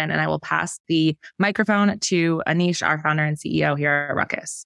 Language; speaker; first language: English; native; English